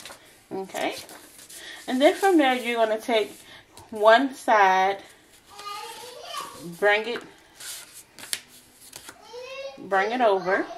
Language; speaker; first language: English; native; English